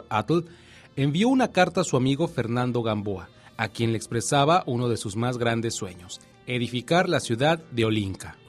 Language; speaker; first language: Spanish; native; Spanish